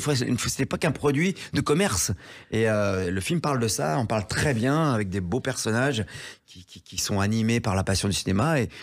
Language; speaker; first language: French; native; French